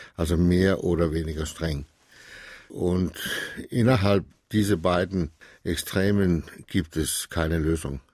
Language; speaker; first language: German; non-native, fluent; Danish